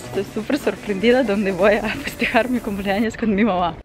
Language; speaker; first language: Spanish; non-native, fluent; Russian